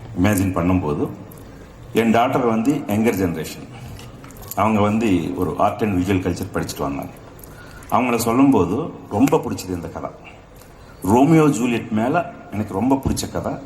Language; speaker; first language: Tamil; non-native, fluent; Telugu